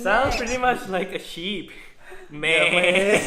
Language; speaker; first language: English; non-native, fluent; Thai